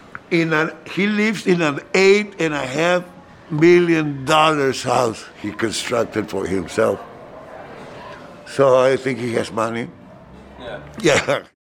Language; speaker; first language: English; non-native, fluent; Spanish